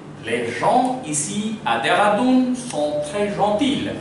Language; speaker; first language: French; non-native, fluent; Hindi